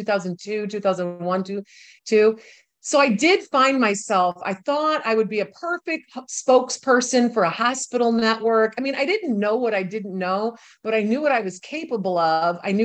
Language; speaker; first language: English; native; English